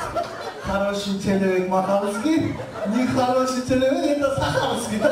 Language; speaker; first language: Russian; non-native, learner; Kyrgyz